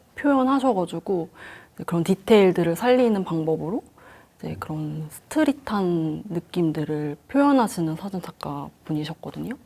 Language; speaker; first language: Korean; native; Korean